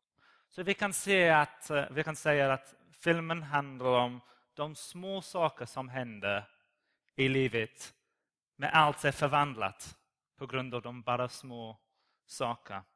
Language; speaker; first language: Swedish; non-native, learner; English